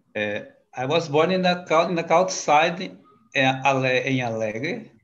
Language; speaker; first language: English; non-native, learner; Portuguese